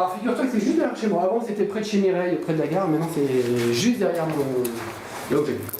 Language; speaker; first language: French; native; French